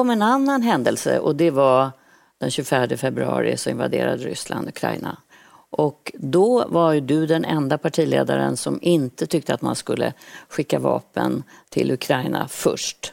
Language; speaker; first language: Swedish; native; Swedish